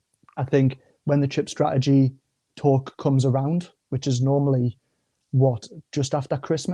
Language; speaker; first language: English; native; English